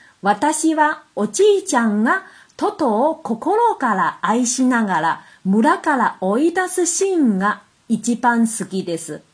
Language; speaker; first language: Japanese; non-native, fluent; Chinese